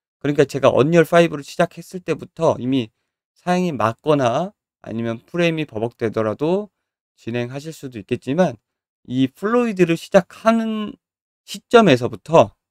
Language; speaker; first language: Korean; native; Korean